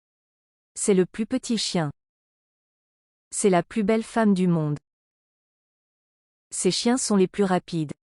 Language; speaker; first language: French; non-native, learner; English